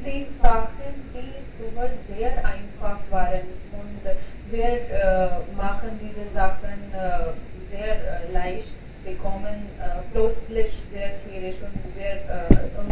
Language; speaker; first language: German; non-native, learner; Hindi